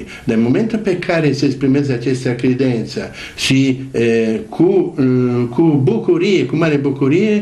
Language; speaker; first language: Romanian; non-native, learner; Italian